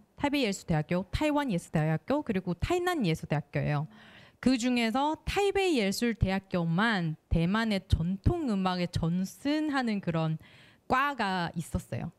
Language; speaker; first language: Korean; non-native, fluent; Chinese